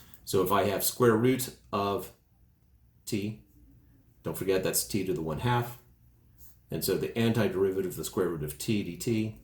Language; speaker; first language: English; native; English